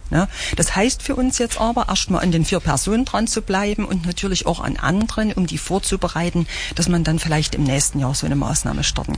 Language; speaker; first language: German; native; German